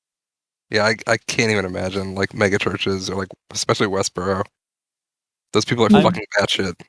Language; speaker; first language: English; native; English